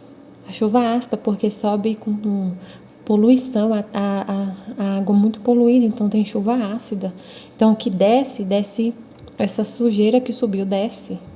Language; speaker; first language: Portuguese; native; Portuguese